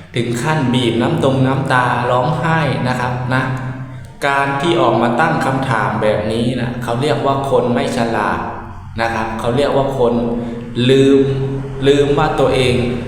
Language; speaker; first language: Thai; native; Thai